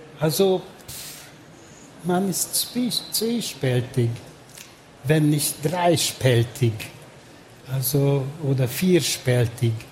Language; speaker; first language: German; non-native, fluent; Hungarian